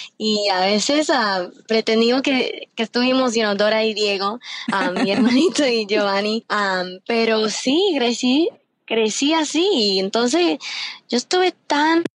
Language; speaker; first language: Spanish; early bilingual, heritage; Spanish